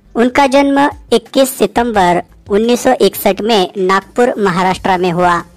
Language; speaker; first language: Hindi; non-native, local second language; Marathi